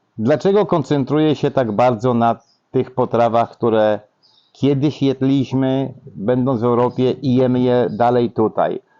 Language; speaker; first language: Polish; native; Polish